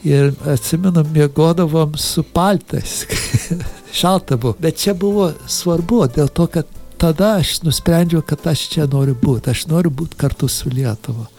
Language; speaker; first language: Lithuanian; early bilingual, heritage; Lithuanian